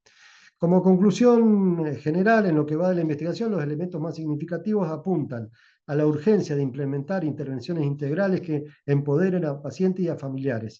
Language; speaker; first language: Spanish; native; Spanish